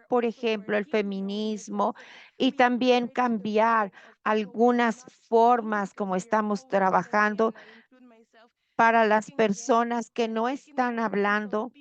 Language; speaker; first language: Spanish; non-native, fluent; Portuguese